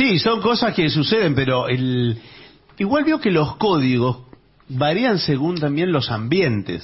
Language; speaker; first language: Spanish; native; Spanish